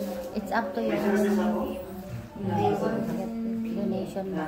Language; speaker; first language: English; non-native, local second language; Filipino